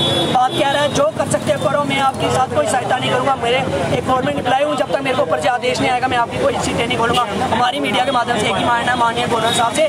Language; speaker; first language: Hindi; non-native, local second language; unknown